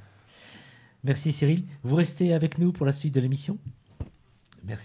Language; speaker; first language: French; native; French